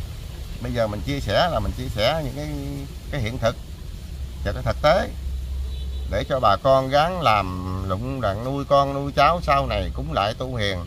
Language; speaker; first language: Vietnamese; native; Vietnamese